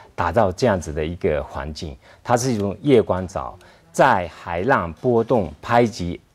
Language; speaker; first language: Chinese; native; Chinese